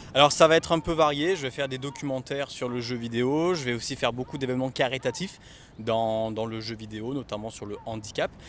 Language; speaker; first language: French; native; French